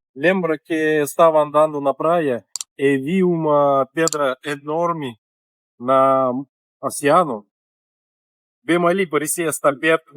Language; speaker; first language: Portuguese; non-native, learner; Russian